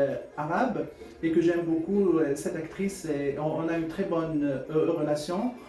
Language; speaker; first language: French; non-native, fluent; Arabic